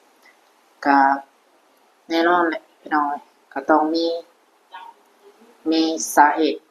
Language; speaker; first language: Thai; non-native, local second language; Lao